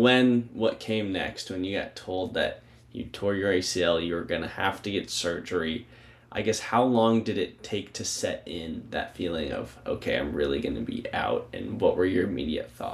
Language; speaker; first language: English; native; English